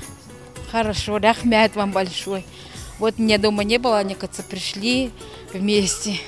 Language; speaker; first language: Russian; non-native, local second language; Uyghur